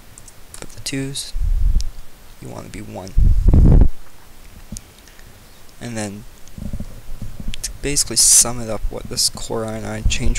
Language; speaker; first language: English; native; English